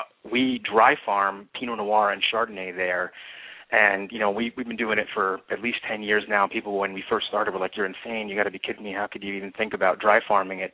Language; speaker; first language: English; native; English